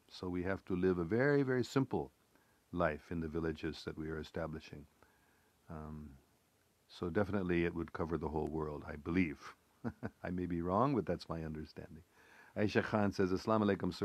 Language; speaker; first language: English; native; English